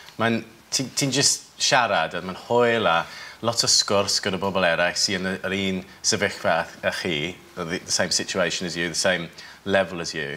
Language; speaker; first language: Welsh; non-native, learner; English